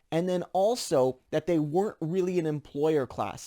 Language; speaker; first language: English; native; English